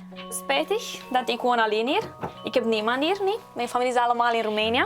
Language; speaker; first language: Dutch; non-native, learner; Romanian